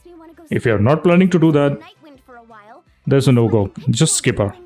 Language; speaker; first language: English; non-native, local second language; Hindi